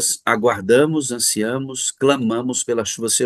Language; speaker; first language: Portuguese; native; Portuguese